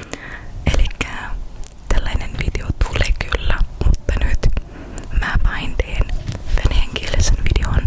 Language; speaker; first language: Finnish; non-native, fluent; Russian